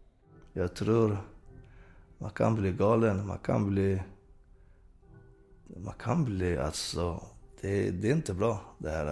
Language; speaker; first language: Swedish; non-native, fluent; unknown